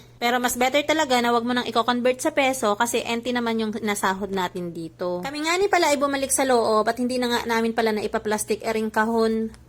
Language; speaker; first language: Filipino; native; Filipino